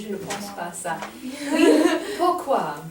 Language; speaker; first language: French; non-native, fluent; English